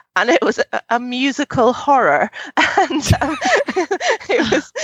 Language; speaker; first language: English; native; English